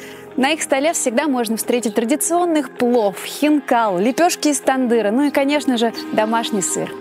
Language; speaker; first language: Russian; native; Russian